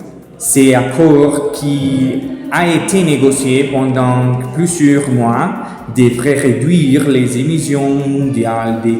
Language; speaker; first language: French; non-native, learner; Spanish